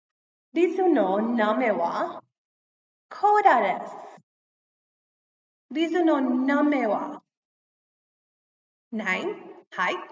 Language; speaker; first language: Japanese; non-native, fluent; English